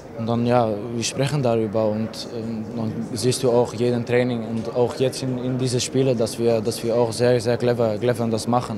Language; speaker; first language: German; non-native, fluent; Dutch